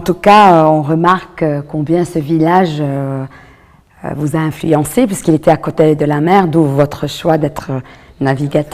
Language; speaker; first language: French; non-native, local second language; Arabic